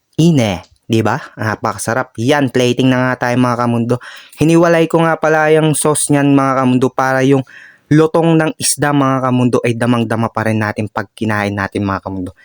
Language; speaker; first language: Filipino; native; Filipino